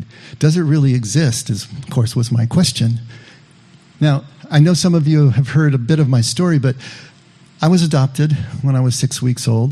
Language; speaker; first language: English; native; English